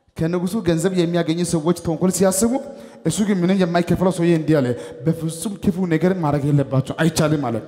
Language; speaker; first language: Amharic; non-native, local second language; Wolaytta